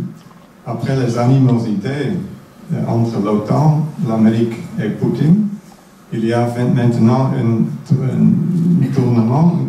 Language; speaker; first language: French; non-native, fluent; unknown